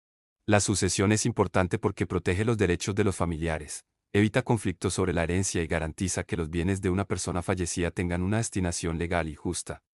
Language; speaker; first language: Spanish; native; Spanish